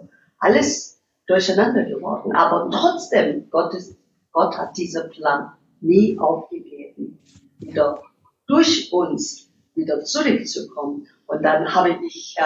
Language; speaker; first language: German; non-native, learner; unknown